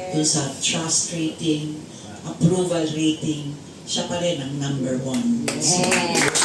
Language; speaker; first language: Filipino; native; Filipino